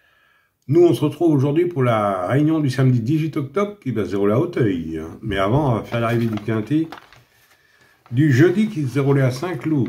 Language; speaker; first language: French; native; French